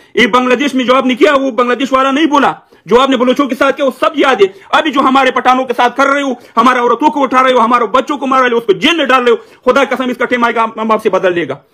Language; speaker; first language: Urdu; non-native, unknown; Pashto